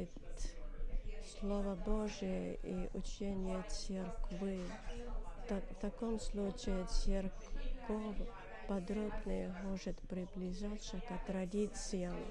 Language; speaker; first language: Russian; non-native, learner; Finnish